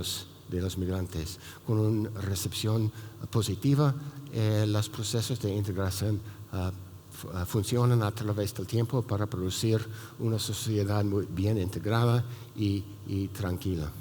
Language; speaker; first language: Spanish; non-native, fluent; English